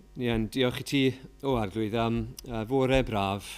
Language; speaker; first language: Welsh; native; Welsh